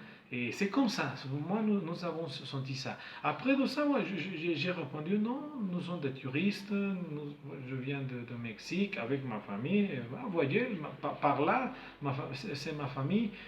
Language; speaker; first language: French; non-native, fluent; Spanish